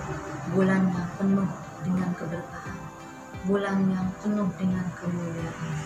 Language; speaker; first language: Indonesian; native; Indonesian